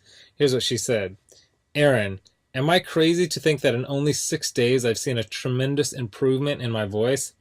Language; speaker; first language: English; native; English